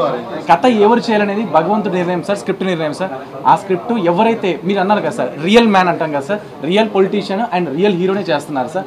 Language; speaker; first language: Telugu; native; Telugu